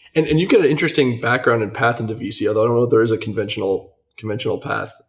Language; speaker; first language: English; native; English